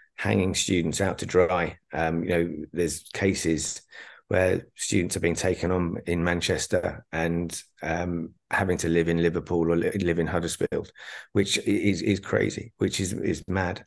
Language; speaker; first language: English; native; English